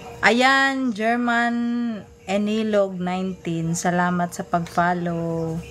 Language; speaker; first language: Filipino; non-native, local second language; Cebuano